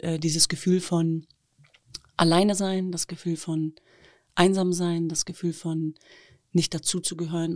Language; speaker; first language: German; native; German